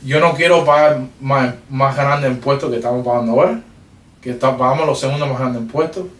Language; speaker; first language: Spanish; early bilingual, heritage; Spanish